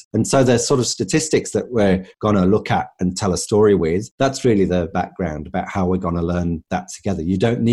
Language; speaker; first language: English; native; English